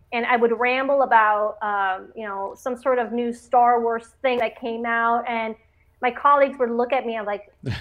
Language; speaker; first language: English; native; English